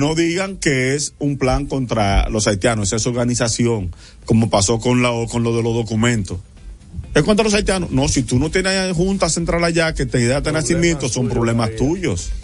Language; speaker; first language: Spanish; native; Spanish